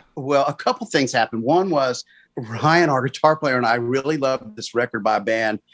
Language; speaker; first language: English; native; English